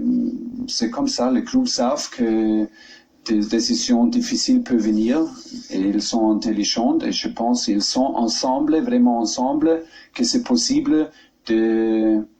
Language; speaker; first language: French; non-native, learner; German